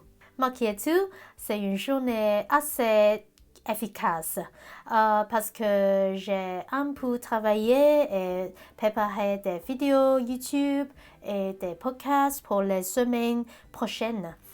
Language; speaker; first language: French; non-native, learner; Cantonese